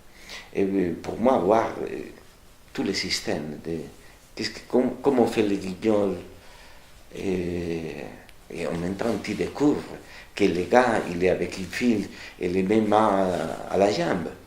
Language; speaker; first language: French; non-native, fluent; Spanish